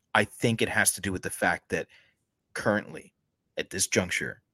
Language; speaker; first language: English; native; English